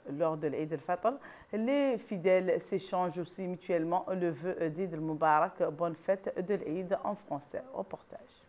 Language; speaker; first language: French; non-native, local second language; Arabic